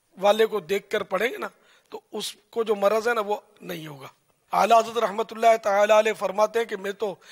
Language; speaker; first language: Urdu; native; Urdu